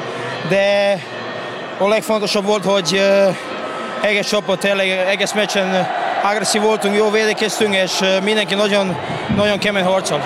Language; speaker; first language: Hungarian; non-native, learner; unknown